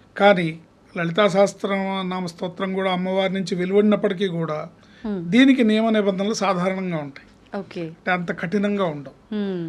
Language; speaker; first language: Telugu; native; Telugu